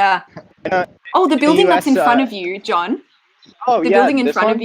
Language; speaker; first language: English; native; English